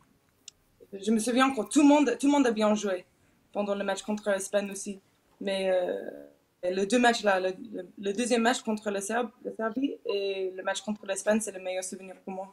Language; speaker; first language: French; non-native, fluent; English